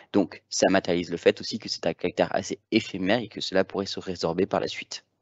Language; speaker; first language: French; native; French